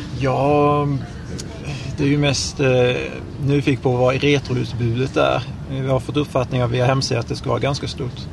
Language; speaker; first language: Swedish; native; Swedish